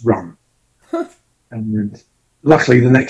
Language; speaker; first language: English; native; English